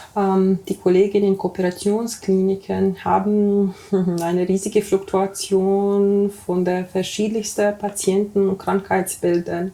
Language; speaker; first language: German; non-native, fluent; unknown